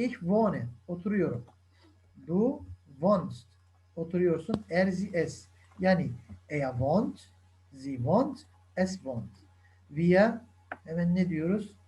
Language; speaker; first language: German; non-native, fluent; Turkish